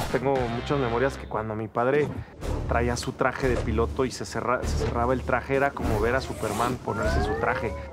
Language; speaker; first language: Spanish; native; Spanish